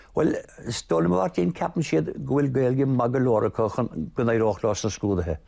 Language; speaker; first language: Irish; native; Irish